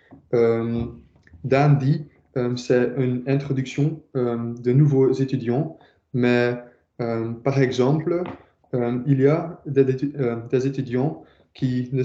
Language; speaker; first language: French; non-native, learner; Dutch